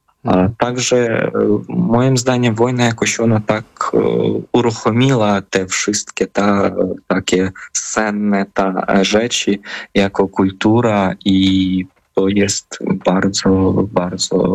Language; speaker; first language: Polish; non-native, fluent; Ukrainian